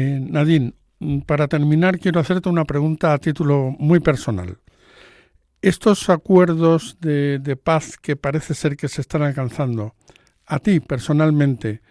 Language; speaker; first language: Spanish; native; Spanish